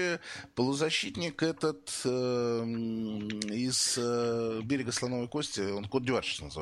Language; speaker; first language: Russian; native; Russian